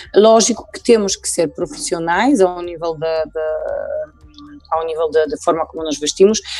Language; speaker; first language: Portuguese; non-native, fluent; Polish